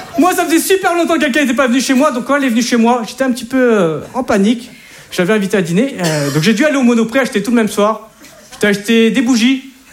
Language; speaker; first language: French; native; French